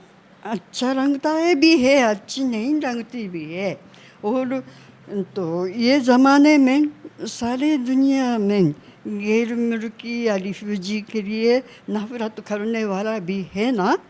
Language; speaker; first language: Hindi; non-native, learner; Japanese